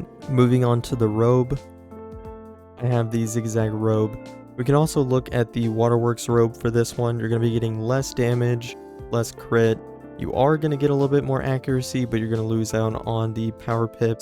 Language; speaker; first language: English; native; English